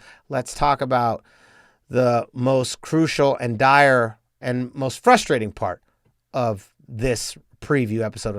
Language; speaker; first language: English; native; English